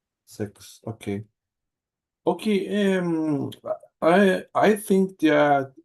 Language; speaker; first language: English; non-native, learner; Spanish